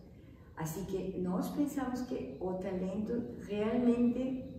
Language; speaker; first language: Portuguese; non-native, fluent; Spanish